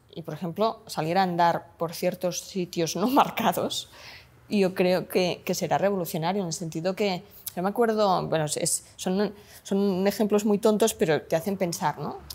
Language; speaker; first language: Spanish; non-native, local second language; Catalan